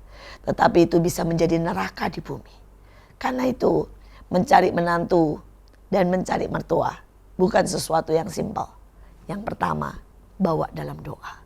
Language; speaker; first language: Indonesian; native; Indonesian